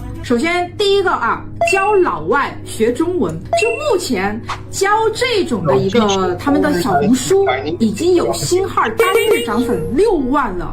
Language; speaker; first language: Chinese; native; Chinese